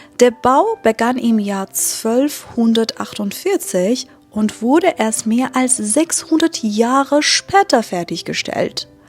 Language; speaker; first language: German; non-native, fluent; Persian